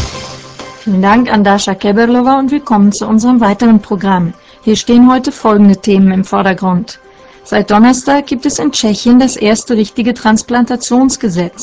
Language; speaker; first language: German; native; German